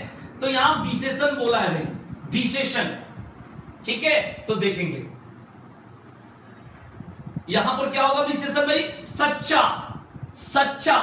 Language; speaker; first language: Hindi; native; Hindi